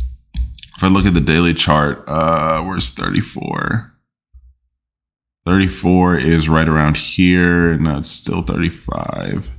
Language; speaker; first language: English; native; English